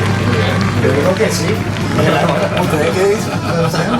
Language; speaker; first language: Spanish; native; Spanish